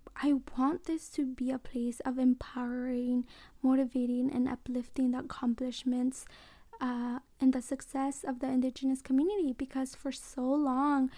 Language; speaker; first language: English; early bilingual, other home language; Mixtepec Mixtec